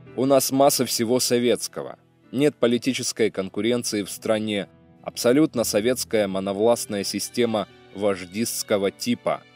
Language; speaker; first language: Russian; native; Russian